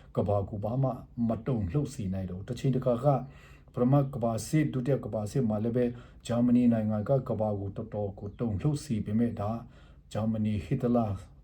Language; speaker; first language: Burmese; non-native, local second language; Hakha Chin